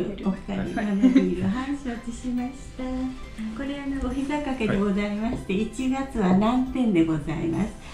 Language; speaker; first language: Japanese; native; Japanese